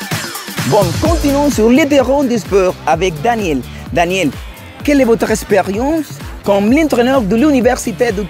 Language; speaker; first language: French; non-native, learner; Spanish